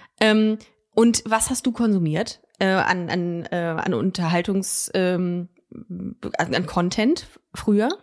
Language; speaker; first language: German; native; German